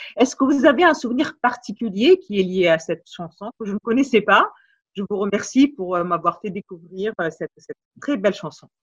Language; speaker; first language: French; non-native, local second language; Arabic